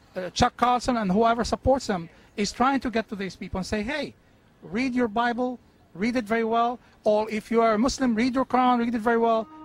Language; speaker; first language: English; non-native, fluent; Arabic